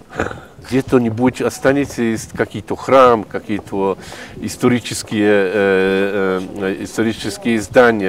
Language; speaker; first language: Russian; non-native, fluent; Polish